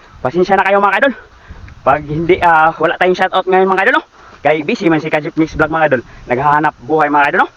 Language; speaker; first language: Filipino; non-native, local second language; Cebuano